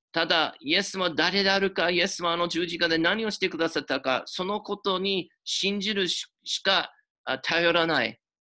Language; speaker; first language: Japanese; non-native, fluent; English